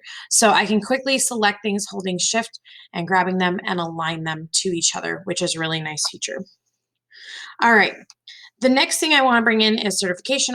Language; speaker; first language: English; native; English